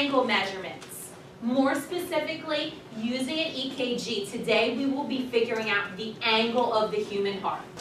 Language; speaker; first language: English; native; English